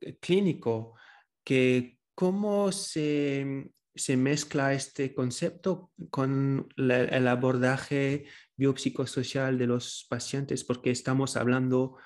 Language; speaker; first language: Spanish; non-native, fluent; French